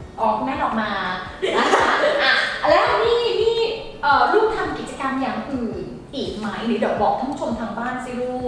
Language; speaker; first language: Thai; native; Thai